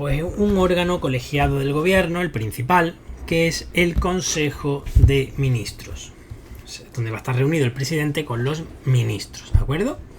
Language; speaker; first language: Spanish; native; Spanish